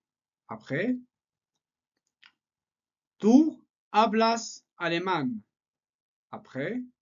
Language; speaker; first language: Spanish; non-native, fluent; French